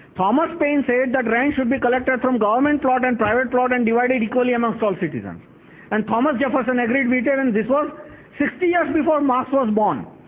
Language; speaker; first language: English; non-native, local second language; Gujarati